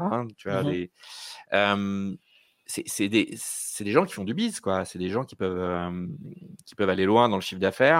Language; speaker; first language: French; native; French